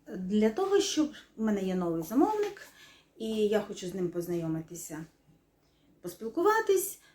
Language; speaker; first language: Ukrainian; non-native, local second language; Russian